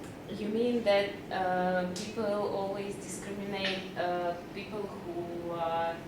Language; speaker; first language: English; non-native, learner; Russian